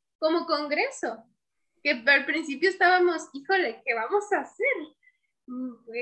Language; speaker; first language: Spanish; native; Spanish